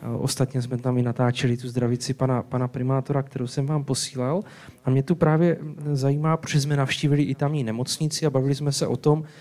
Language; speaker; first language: Czech; native; Czech